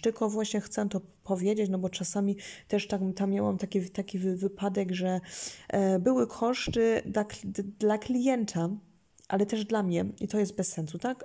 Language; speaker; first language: Polish; early bilingual, heritage; Polish